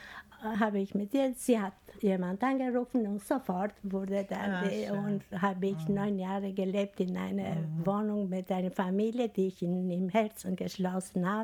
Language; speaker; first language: German; non-native, fluent; Albanian